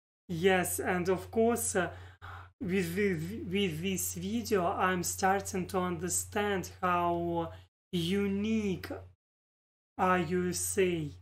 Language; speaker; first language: English; non-native, learner; Russian